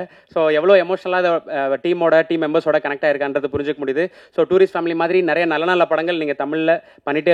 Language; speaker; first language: Tamil; native; Tamil